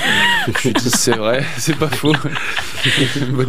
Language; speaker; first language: French; native; French